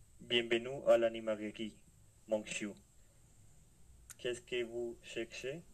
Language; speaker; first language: French; non-native, learner; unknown